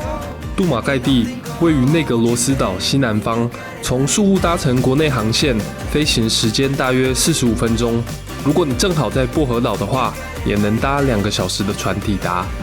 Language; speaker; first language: Chinese; native; Chinese